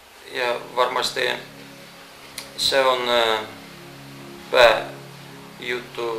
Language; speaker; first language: Finnish; non-native, fluent; Russian